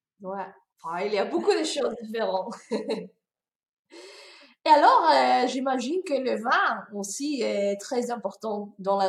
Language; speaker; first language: French; non-native, fluent; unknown